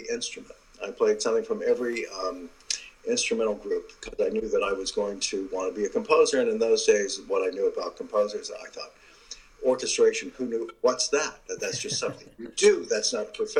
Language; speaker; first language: English; native; English